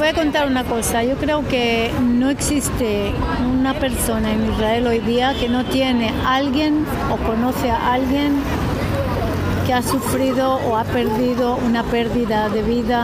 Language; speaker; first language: Spanish; non-native, fluent; Hebrew